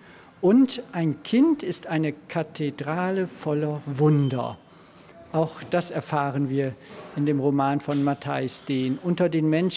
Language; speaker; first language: German; native; German